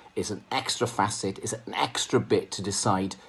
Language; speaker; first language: English; non-native, local second language; Welsh